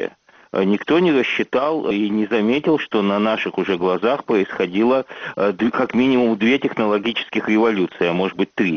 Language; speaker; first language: Russian; native; Russian